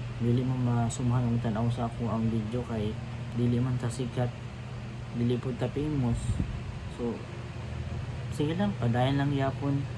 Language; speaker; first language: Cebuano; non-native, local second language; Filipino